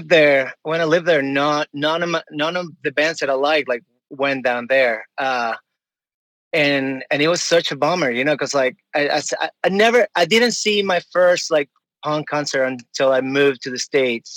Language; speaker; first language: English; non-native, fluent; Spanish